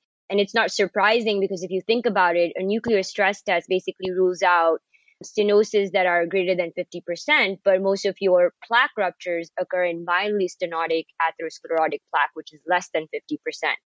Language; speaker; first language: English; non-native, local second language; Urdu